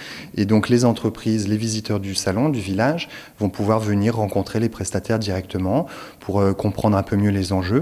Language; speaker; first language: French; native; French